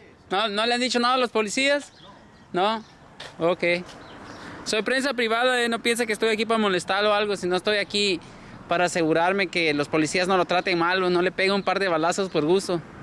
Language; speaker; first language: Spanish; native; Spanish